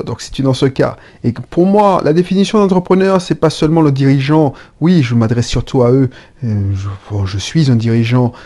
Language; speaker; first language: French; native; French